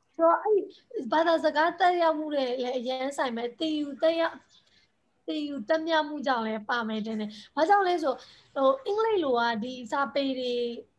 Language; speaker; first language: Burmese; non-native, local second language; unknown